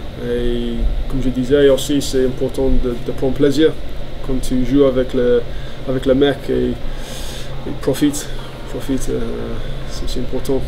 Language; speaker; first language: French; non-native, fluent; English